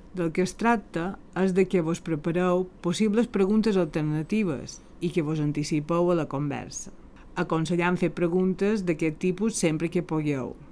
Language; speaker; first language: Catalan; native; Catalan